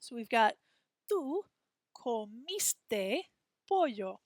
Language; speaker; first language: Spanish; non-native, fluent; English